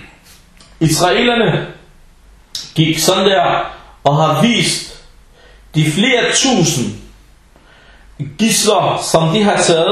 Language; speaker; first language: Danish; early bilingual, other home language; Arabic